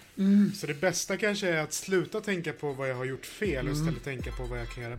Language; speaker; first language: Swedish; native; Swedish